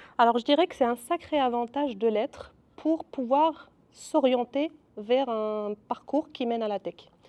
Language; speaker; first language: French; non-native, local second language; Arabic